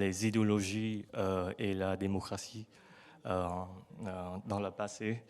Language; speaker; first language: French; non-native, learner; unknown